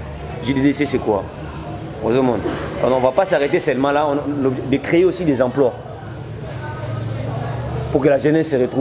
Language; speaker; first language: French; non-native, local second language; Lingala